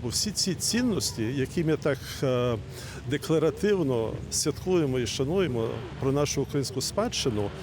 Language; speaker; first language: Ukrainian; early bilingual, heritage; Ukrainian